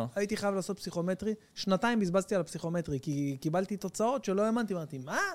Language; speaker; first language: Hebrew; native; Hebrew